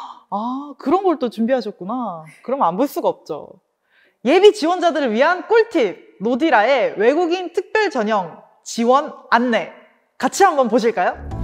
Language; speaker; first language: Korean; native; Korean